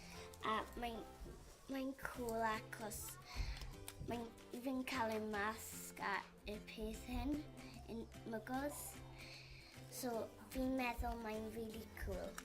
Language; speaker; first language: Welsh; non-native, local second language; English